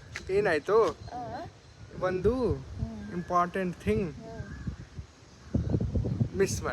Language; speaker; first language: Kannada; non-native, learner; Hindi